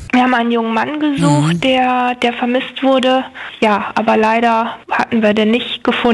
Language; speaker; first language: German; native; German